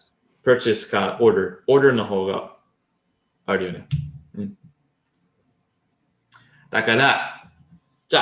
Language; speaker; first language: Japanese; non-native, learner; English